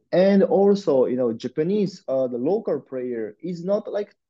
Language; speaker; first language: English; non-native, learner; Japanese